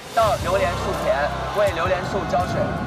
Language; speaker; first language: Chinese; native; Chinese